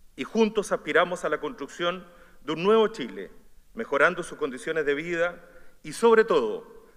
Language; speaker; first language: Spanish; native; Spanish